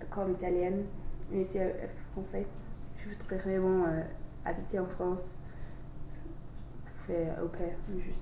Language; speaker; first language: French; non-native, learner; English